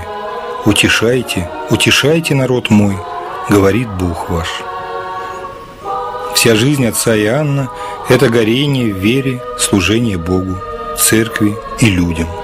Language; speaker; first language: Russian; native; Russian